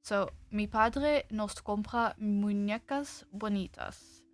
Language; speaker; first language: Spanish; non-native, learner; English